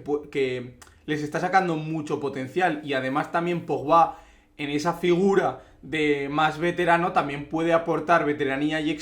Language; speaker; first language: Spanish; native; Spanish